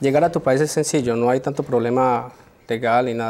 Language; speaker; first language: Spanish; native; Spanish